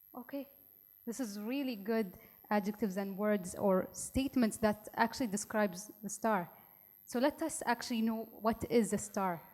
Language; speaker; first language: English; non-native, local second language; Arabic